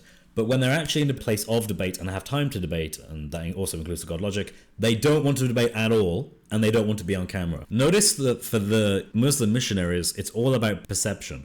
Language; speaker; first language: English; native; English